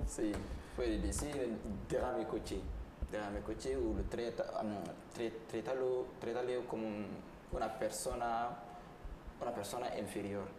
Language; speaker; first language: Spanish; non-native, learner; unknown